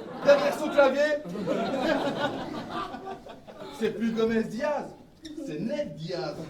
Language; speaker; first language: French; native; French